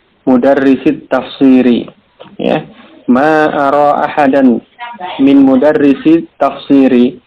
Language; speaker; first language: Arabic; non-native, fluent; Indonesian